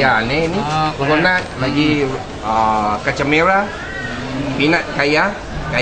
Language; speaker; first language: Indonesian; non-native, local second language; Chinese